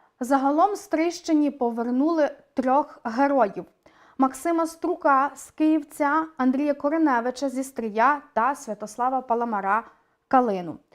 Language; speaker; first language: Ukrainian; native; Ukrainian